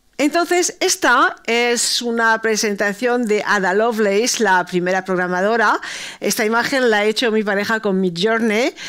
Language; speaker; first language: Spanish; early bilingual, heritage; Spanish